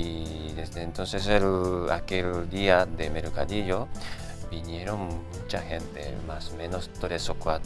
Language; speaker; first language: Spanish; non-native, fluent; Japanese